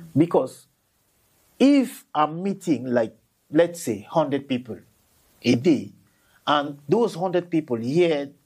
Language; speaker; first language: English; non-native, local second language; French